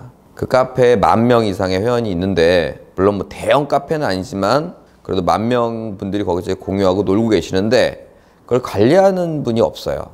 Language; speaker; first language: Korean; native; Korean